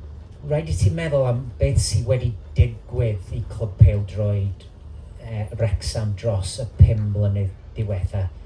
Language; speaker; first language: Welsh; non-native, local second language; English